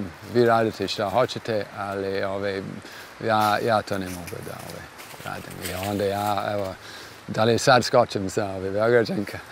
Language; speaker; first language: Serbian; non-native, fluent; English